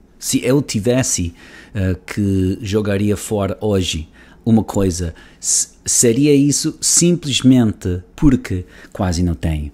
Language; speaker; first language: Portuguese; non-native, learner; Spanish